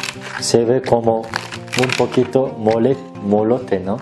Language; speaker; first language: Spanish; non-native, learner; Turkish